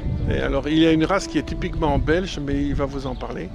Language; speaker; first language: French; native; French